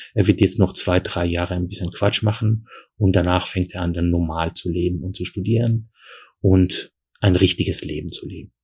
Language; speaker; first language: German; non-native, fluent; Persian